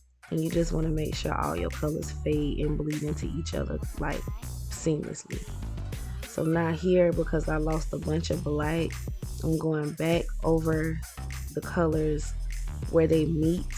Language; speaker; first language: English; native; English